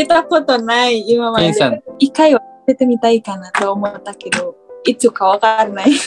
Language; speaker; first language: Japanese; non-native, fluent; Indonesian